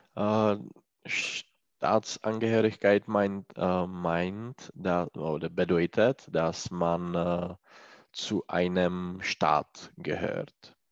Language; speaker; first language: German; non-native, learner; Czech